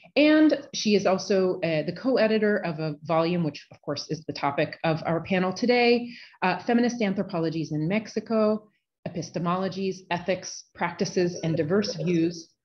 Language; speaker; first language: English; native; English